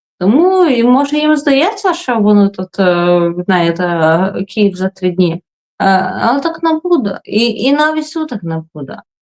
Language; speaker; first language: Ukrainian; non-native, fluent; Lithuanian